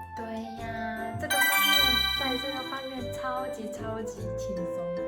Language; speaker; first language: Chinese; non-native, fluent; Japanese